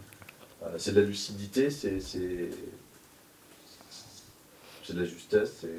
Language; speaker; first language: French; native; French